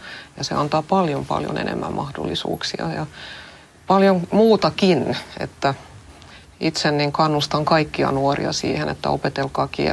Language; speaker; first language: Finnish; non-native, local second language; Swedish